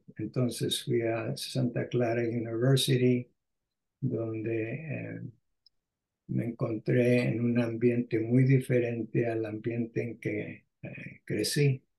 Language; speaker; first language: Spanish; early bilingual, heritage; Spanish